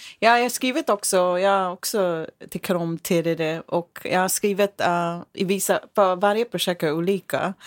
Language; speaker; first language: Swedish; non-native, fluent; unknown